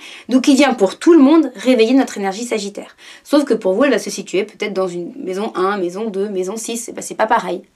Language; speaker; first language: French; native; French